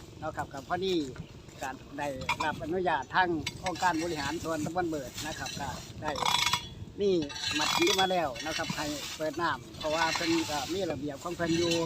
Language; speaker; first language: Thai; non-native, local second language; Northeastern Thai